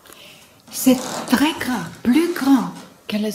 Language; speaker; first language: French; non-native, learner; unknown